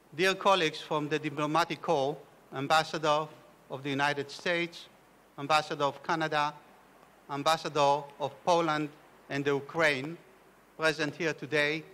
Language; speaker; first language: English; non-native, fluent; Hebrew